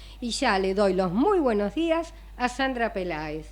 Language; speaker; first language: Spanish; native; Spanish